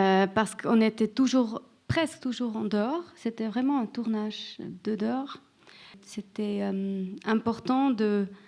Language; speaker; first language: French; non-native, fluent; Swiss German